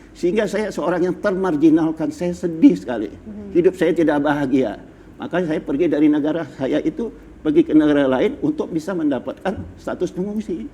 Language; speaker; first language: Indonesian; native; Indonesian